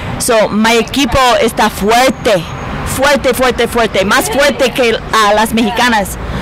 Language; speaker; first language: Spanish; non-native, learner; English